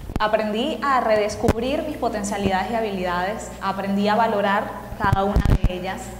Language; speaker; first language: Spanish; native; Spanish